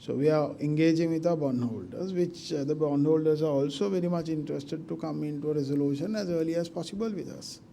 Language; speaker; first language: English; non-native, local second language; Sinhala